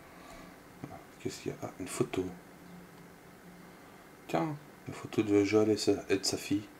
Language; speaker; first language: French; native; French